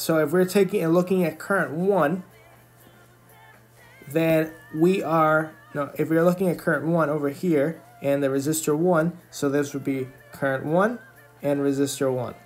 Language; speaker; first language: English; native; English